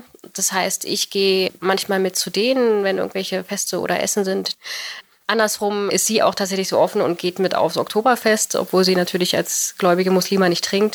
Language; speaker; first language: German; native; German